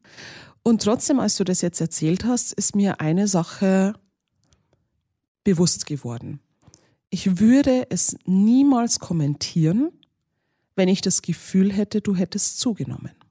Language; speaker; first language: German; native; German